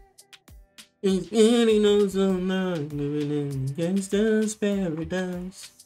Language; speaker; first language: English; native; English